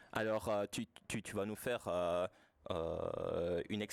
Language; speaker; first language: French; native; French